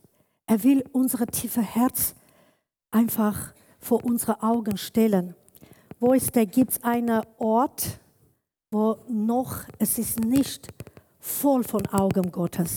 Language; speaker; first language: German; non-native, learner; Kurdish